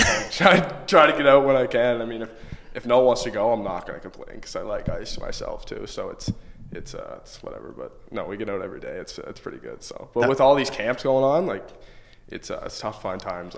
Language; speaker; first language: English; native; English